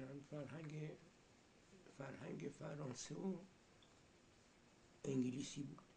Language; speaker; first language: Persian; early bilingual, heritage; Persian